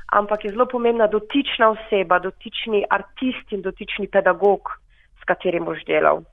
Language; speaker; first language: Slovenian; native; Slovenian